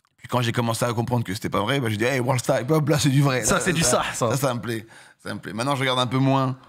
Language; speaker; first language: French; native; French